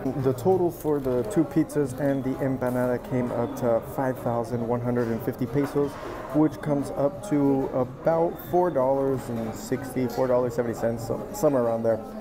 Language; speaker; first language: English; native; English